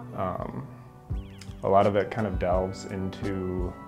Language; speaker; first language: English; native; English